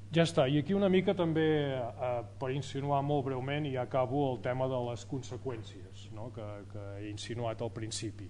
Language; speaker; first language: Catalan; native; Catalan